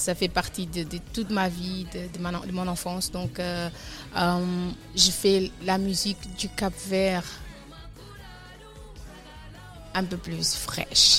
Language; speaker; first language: French; non-native, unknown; Kabuverdianu